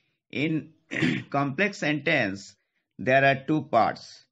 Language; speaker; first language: English; non-native, local second language; Bangla